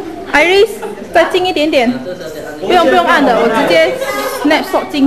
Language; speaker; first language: Chinese; native; Chinese